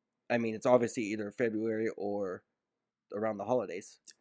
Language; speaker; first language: English; native; English